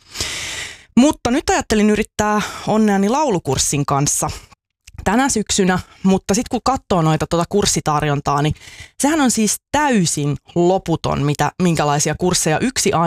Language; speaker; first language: Finnish; native; Finnish